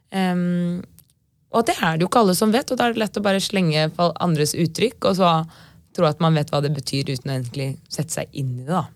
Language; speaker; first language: Norwegian; native; Norwegian